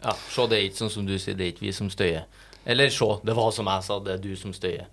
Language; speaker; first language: Norwegian; native; Norwegian